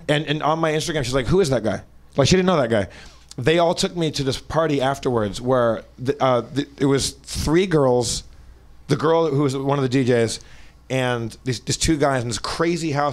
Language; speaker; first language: English; native; English